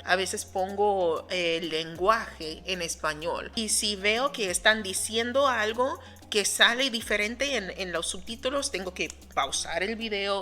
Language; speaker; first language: Spanish; non-native, fluent; English